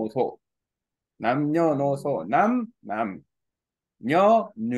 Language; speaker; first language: Vietnamese; non-native, learner; Korean